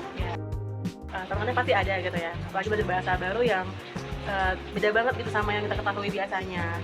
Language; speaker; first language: Indonesian; non-native, local second language; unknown